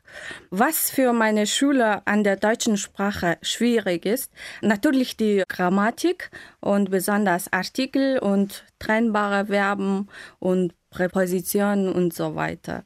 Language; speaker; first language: German; non-native, fluent; Mongolian